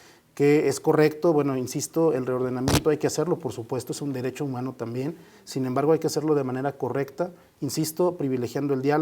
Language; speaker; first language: Spanish; native; Spanish